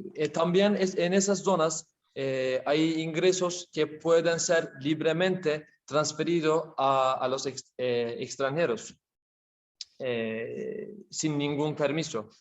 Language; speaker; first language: Spanish; non-native, learner; Turkish